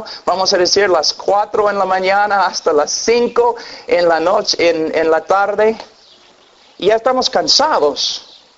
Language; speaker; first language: Spanish; non-native, fluent; English